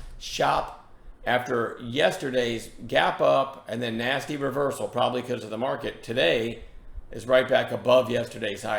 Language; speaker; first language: English; native; English